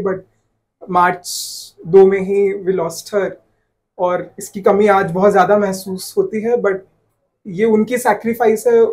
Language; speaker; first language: Hindi; non-native, local second language; Odia